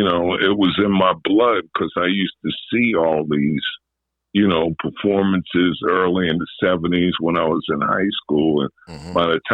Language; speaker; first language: English; native; English